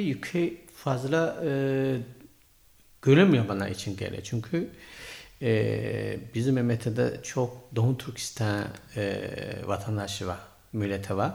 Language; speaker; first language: Turkish; non-native, learner; Chinese